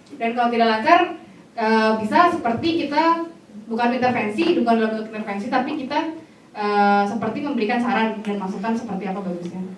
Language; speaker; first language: Indonesian; native; Indonesian